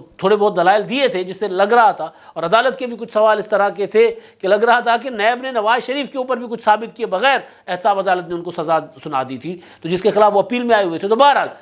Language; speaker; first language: Urdu; non-native, local second language; Sindhi